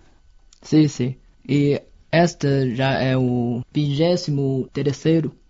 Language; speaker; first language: Portuguese; non-native, fluent; Chinese